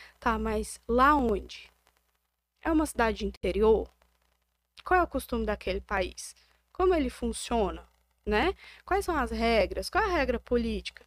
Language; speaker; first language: Portuguese; native; Portuguese